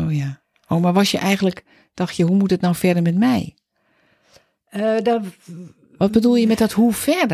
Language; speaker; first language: Dutch; native; Dutch